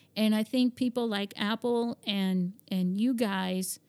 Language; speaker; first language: English; early bilingual, heritage; English